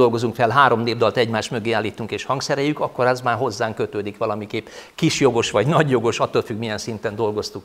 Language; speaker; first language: Hungarian; native; Hungarian